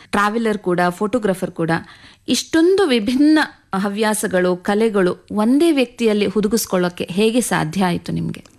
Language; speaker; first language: Kannada; native; Kannada